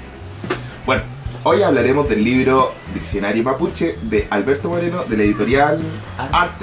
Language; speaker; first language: Spanish; native; Spanish